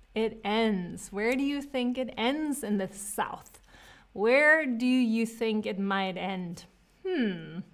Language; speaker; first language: English; non-native, fluent; German